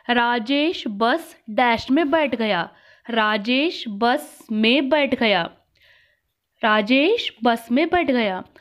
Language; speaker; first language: Hindi; non-native, local second language; Kannada